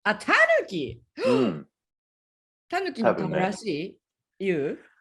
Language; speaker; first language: Japanese; native; Japanese